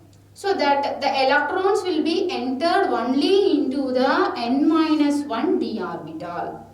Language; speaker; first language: English; non-native, local second language; Tamil